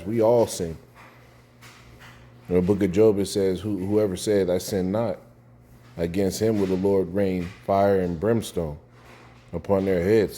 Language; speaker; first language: English; native; English